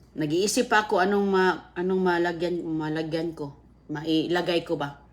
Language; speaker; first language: Filipino; non-native, local second language; Cebuano